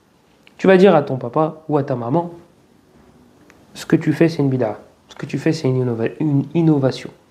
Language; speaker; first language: French; native; French